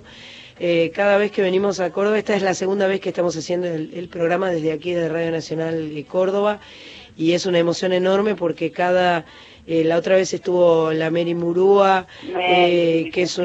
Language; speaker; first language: Spanish; native; Spanish